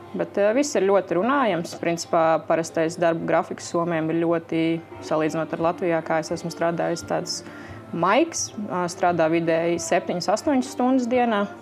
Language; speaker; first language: Latvian; native; Latvian